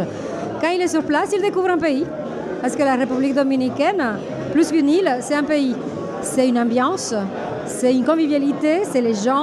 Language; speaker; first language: French; native; French